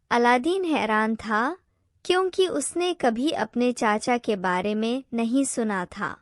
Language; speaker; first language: Hindi; native; Hindi